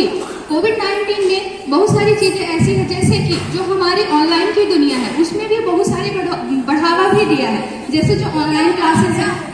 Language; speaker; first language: Hindi; native; Hindi